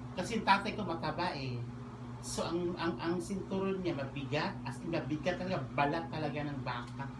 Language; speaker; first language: Filipino; non-native, local second language; Cebuano